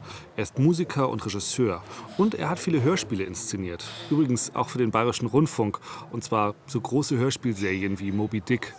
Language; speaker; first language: German; native; German